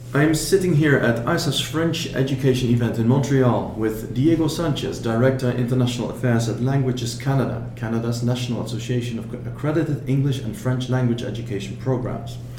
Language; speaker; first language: English; non-native, fluent; Dutch